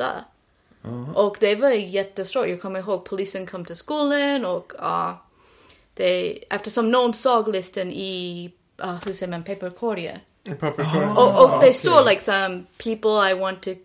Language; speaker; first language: Swedish; non-native, learner; English